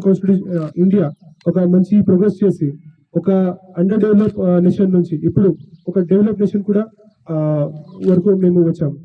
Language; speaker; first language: Telugu; non-native, learner; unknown